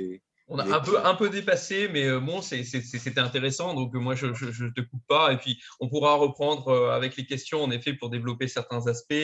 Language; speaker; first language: French; native; French